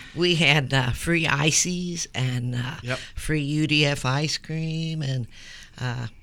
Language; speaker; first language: English; native; English